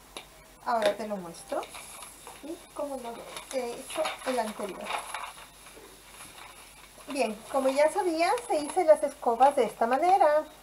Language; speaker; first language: Spanish; native; Spanish